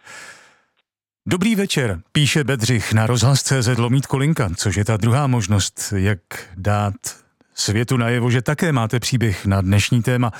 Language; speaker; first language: Czech; native; Czech